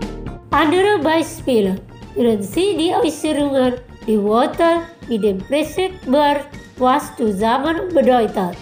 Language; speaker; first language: German; non-native, learner; Indonesian